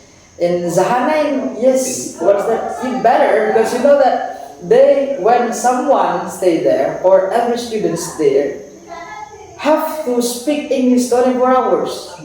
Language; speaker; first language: English; non-native, fluent; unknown